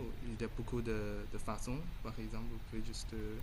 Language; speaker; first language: French; non-native, learner; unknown